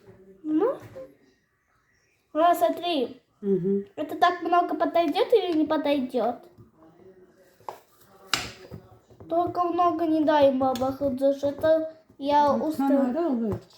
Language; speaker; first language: Russian; early bilingual, other home language; Armenian